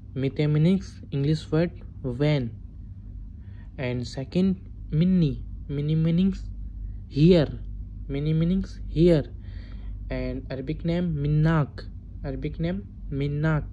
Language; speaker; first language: English; non-native, learner; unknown